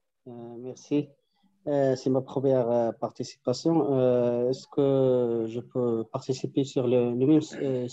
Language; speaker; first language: French; non-native, learner; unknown